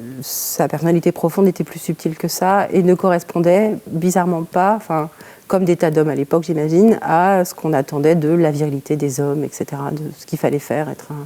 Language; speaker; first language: French; native; French